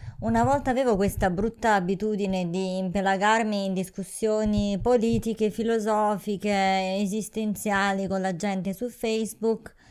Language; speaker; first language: Italian; native; Italian